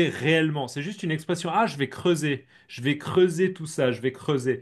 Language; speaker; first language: French; native; French